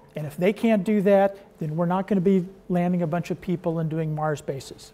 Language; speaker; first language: English; native; English